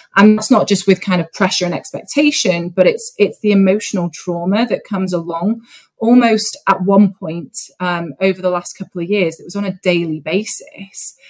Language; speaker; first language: English; native; English